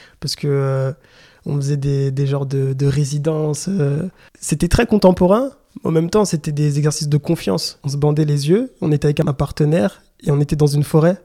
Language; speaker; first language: French; early bilingual, other home language; Lingala